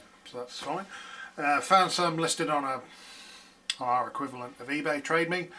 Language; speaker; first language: English; native; English